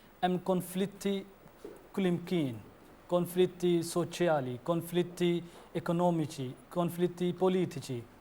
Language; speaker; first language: Maltese; non-native, fluent; Urdu